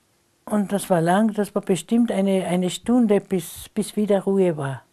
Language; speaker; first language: German; non-native, local second language; Slovenian